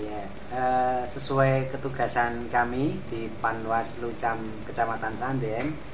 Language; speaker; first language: Indonesian; native; Indonesian